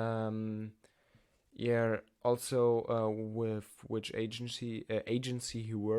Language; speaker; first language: English; non-native, learner; German